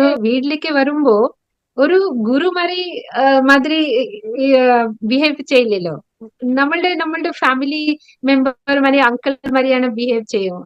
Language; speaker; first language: Malayalam; non-native, local second language; Odia